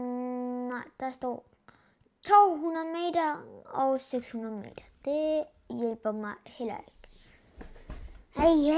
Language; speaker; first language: Danish; early bilingual, other home language; Spanish